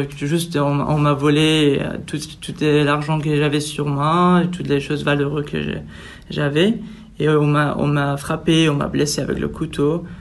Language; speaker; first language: French; non-native, fluent; Persian